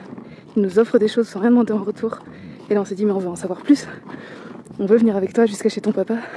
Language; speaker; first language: French; native; French